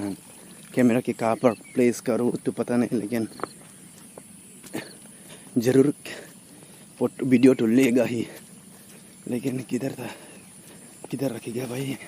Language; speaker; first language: Hindi; non-native, local second language; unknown